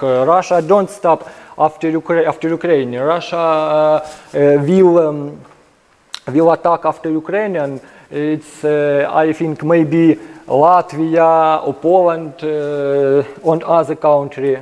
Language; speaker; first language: English; non-native, learner; Ukrainian